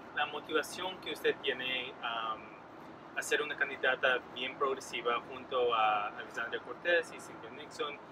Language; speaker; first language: Spanish; early bilingual, other home language; English